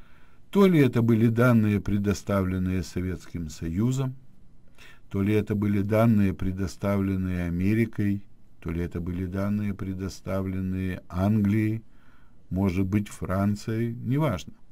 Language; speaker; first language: Russian; native; Russian